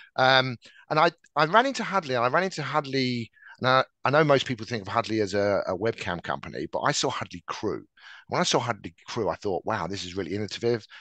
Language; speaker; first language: English; native; English